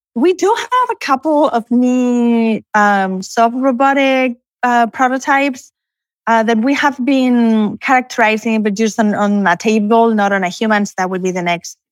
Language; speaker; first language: English; non-native, fluent; Spanish